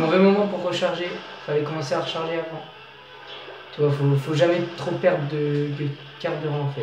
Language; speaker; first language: French; native; French